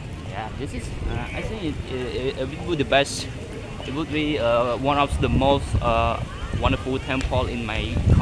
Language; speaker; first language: English; non-native, learner; Khmer